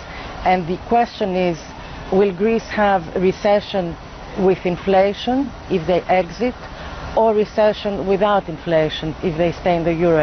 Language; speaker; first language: English; non-native, fluent; Greek